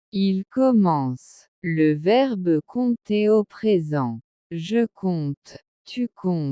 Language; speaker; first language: French; non-native, local second language; Arabic